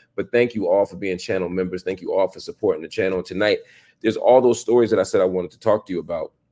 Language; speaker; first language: English; native; English